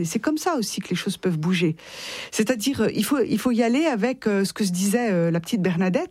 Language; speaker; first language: French; native; French